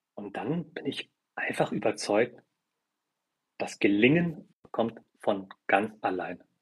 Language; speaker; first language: German; early bilingual, other home language; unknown